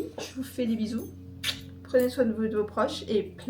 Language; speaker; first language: French; native; French